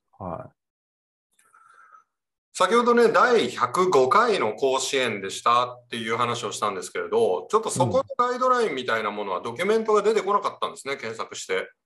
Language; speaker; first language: Japanese; native; Japanese